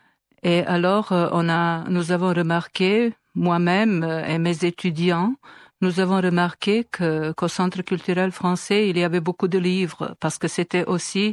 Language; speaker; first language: French; non-native, fluent; Serbian